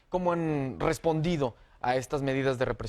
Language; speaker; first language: Spanish; native; Spanish